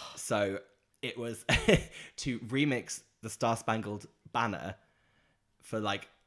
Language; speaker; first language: English; native; English